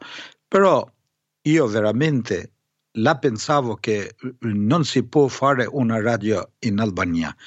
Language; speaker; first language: Italian; non-native, fluent; Albanian